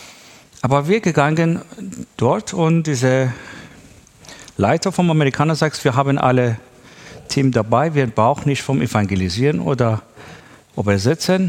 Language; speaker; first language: German; non-native, learner; Persian